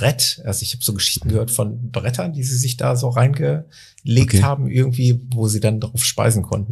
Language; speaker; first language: German; native; German